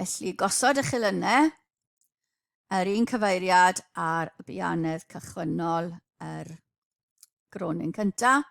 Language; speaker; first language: Welsh; native; Welsh